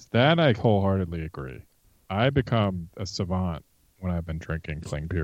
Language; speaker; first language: English; native; English